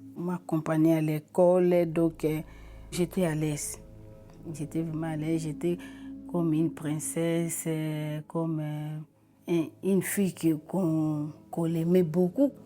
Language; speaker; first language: French; non-native, local second language; Lingala